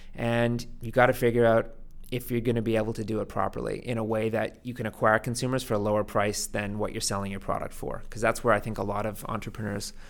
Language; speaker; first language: English; native; English